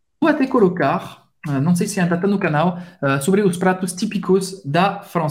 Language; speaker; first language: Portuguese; non-native, fluent; French